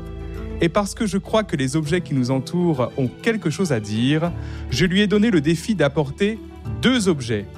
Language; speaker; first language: French; native; French